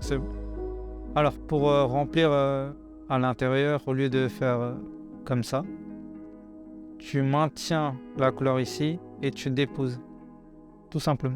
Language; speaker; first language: French; native; French